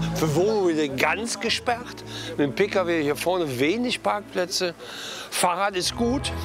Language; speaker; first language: German; native; German